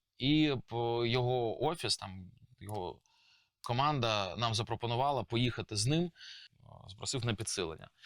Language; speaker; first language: Ukrainian; native; Ukrainian